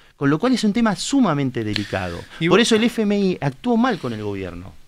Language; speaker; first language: Spanish; native; Spanish